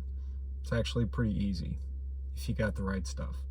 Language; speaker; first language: English; native; English